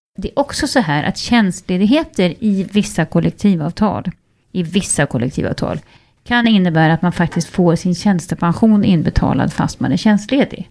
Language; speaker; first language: Swedish; native; Swedish